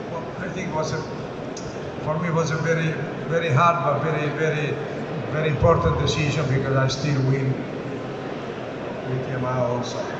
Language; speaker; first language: English; non-native, learner; Italian